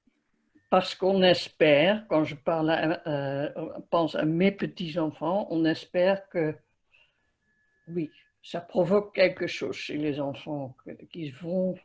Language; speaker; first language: French; non-native, fluent; Dutch